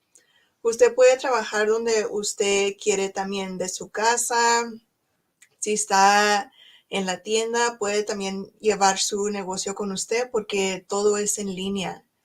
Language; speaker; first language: Spanish; early bilingual, heritage; Spanish